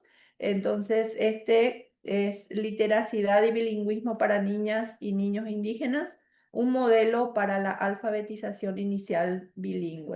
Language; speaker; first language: Spanish; native; Spanish